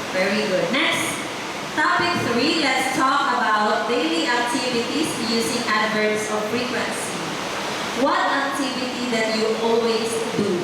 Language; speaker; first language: English; non-native, fluent; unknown